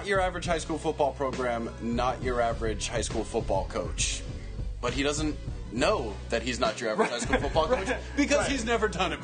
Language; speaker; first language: English; native; English